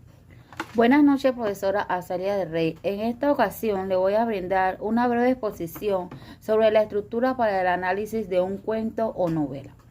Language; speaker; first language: Spanish; native; Spanish